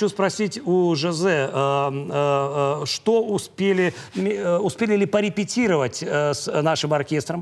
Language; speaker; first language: Russian; native; Russian